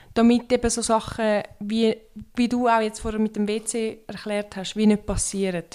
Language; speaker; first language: German; non-native, fluent; Turkish